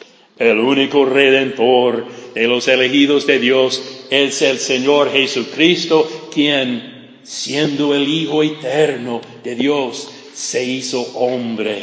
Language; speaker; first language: Spanish; non-native, fluent; English